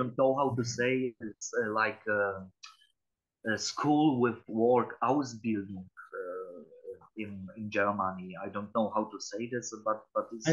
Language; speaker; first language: English; non-native, learner; Polish